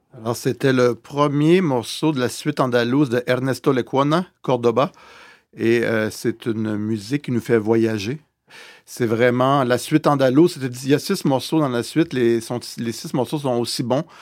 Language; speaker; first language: French; native; French